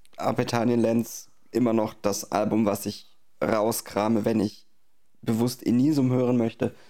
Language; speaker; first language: German; native; German